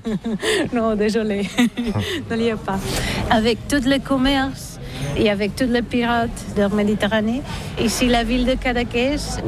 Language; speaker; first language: French; non-native, learner; Catalan